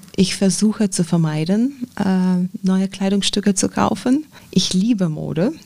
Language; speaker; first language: German; non-native, fluent; Lithuanian